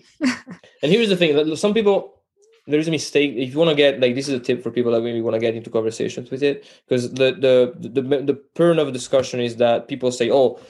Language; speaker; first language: English; non-native, fluent; Italian